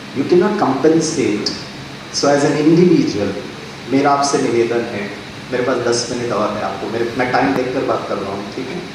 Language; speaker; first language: Hindi; non-native, local second language; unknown